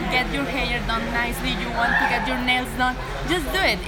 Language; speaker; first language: English; non-native, fluent; Spanish